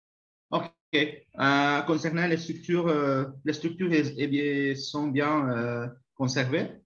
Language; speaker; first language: French; non-native, learner; Spanish